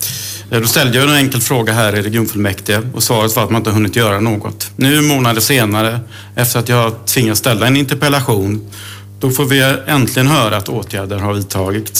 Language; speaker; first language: Swedish; native; Swedish